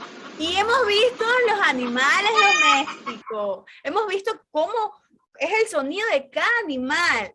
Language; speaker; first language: Spanish; native; Spanish